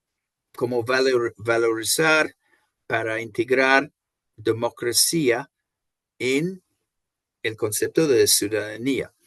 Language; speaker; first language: Spanish; non-native, fluent; Portuguese